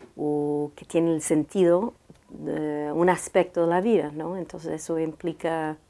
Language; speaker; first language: Spanish; non-native, learner; English